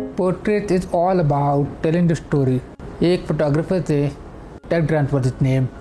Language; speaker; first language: Urdu; native; Urdu